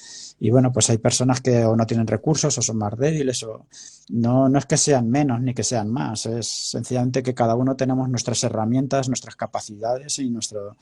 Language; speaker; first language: Spanish; native; Spanish